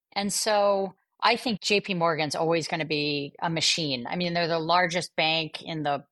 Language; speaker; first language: English; native; English